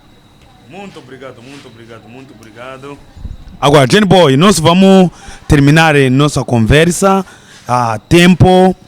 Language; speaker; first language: Portuguese; non-native, learner; Kinyarwanda